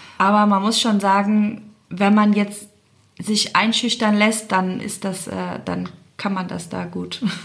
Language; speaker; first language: German; native; German